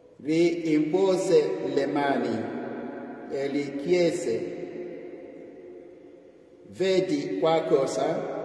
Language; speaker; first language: Italian; non-native, fluent; Igbo